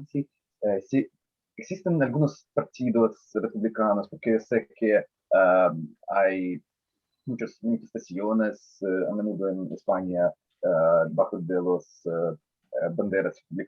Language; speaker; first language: Spanish; non-native, learner; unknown